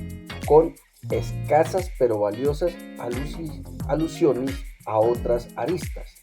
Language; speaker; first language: Spanish; native; Spanish